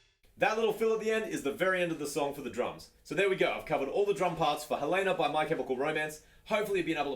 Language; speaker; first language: English; native; English